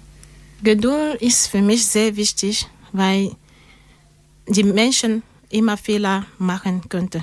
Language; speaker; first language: German; non-native, learner; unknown